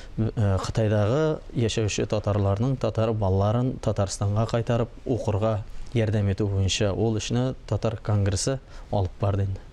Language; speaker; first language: Tatar; early bilingual, heritage; Tatar